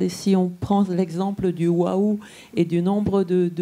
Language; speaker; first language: French; native; French